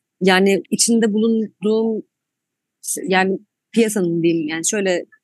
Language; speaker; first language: Turkish; native; Turkish